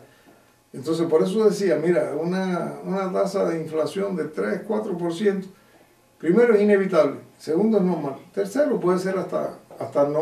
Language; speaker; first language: Spanish; native; Spanish